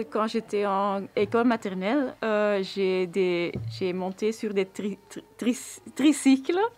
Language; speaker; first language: French; non-native, local second language; Dutch